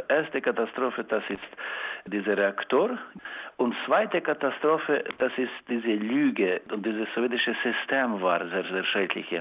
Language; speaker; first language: German; non-native, learner; Ukrainian